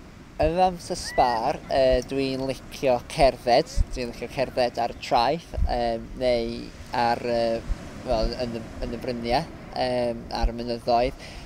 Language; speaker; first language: Welsh; non-native, fluent; English